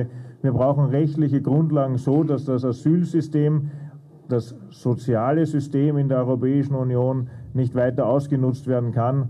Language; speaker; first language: German; native; German